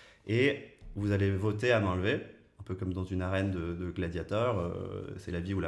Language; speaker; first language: French; native; French